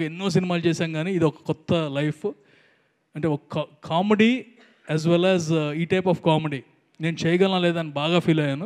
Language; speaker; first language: Telugu; native; Telugu